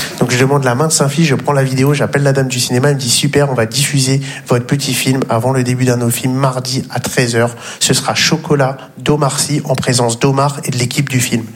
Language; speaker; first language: French; native; French